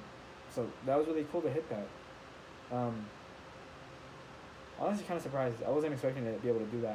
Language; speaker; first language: English; native; English